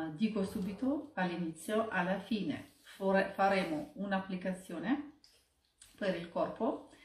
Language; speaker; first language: Italian; non-native, fluent; Russian